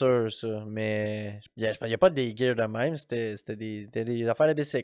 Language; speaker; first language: French; native; French